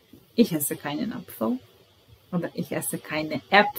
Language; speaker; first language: German; non-native, fluent; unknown